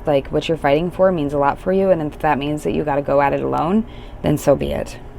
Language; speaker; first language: English; native; English